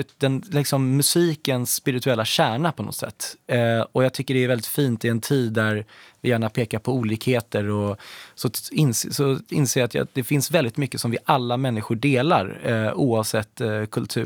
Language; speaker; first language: Swedish; native; Swedish